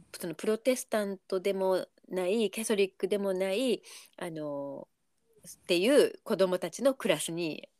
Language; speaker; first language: Japanese; native; Japanese